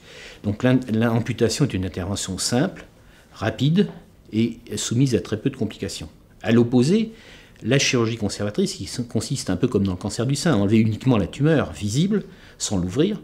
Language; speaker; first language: French; native; French